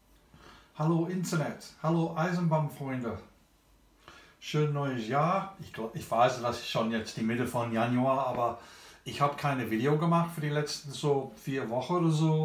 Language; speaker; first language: German; non-native, learner; English